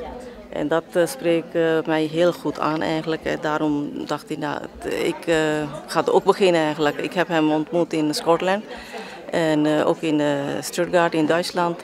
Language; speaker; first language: Dutch; early bilingual, other home language; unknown